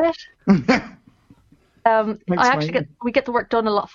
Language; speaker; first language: English; native; English